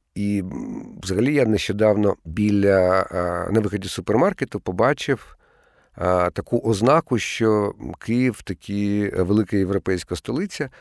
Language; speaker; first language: Ukrainian; native; Ukrainian